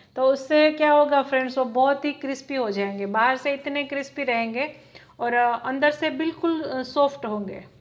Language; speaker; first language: Hindi; non-native, local second language; Gujarati